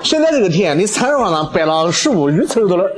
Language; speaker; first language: Chinese; native; Chinese